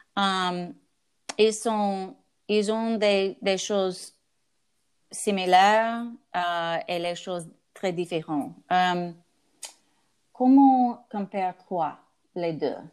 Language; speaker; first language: French; non-native, learner; English